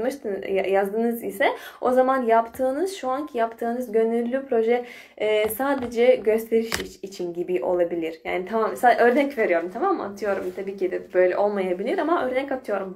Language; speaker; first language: Turkish; non-native, fluent; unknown